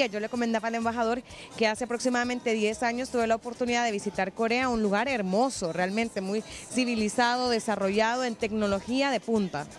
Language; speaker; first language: Spanish; native; Spanish